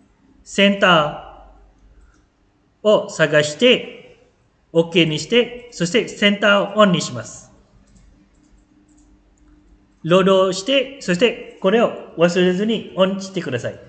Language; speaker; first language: Japanese; non-native, fluent; Malay